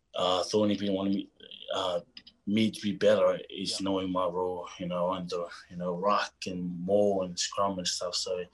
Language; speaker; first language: English; non-native, fluent; Tongan